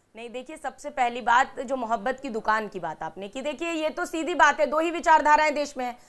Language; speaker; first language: Hindi; native; Hindi